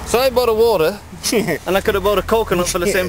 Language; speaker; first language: English; native; English